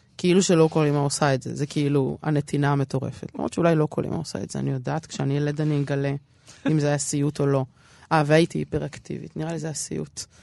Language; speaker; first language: Hebrew; early bilingual, other home language; Russian